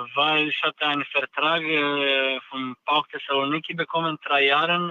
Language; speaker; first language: German; non-native, learner; Serbian